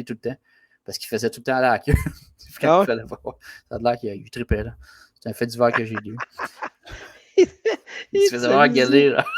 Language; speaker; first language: French; native; French